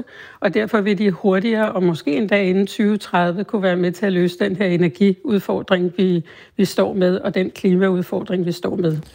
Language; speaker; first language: Danish; native; Danish